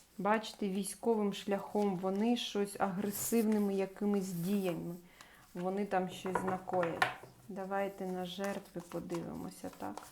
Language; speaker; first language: Ukrainian; non-native, local second language; Russian